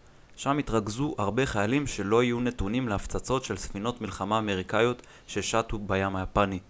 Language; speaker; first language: Hebrew; native; Hebrew